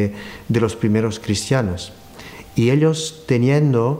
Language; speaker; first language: Spanish; non-native, fluent; French